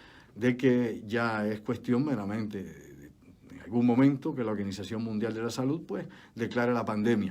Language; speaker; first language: Spanish; native; Spanish